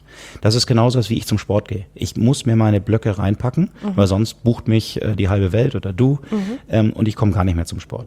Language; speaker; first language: German; native; German